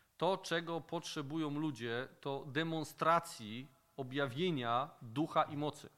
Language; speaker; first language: Polish; native; Polish